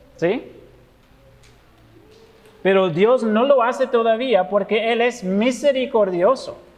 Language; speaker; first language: Spanish; non-native, fluent; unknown